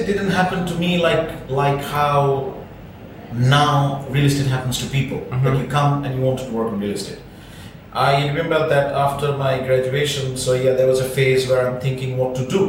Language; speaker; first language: English; non-native, local second language; Bangla